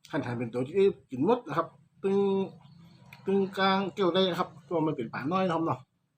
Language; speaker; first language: Thai; native; Thai